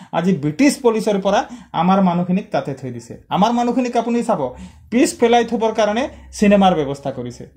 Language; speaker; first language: Assamese; non-native, local second language; Sadri